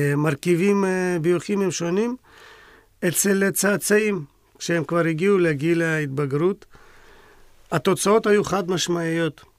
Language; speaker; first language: Hebrew; non-native, fluent; Russian